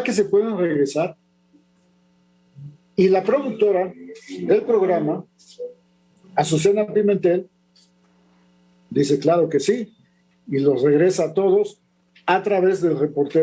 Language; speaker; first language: Spanish; native; Spanish